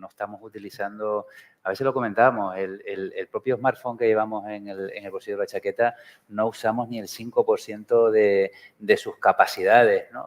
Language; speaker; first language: Spanish; native; Spanish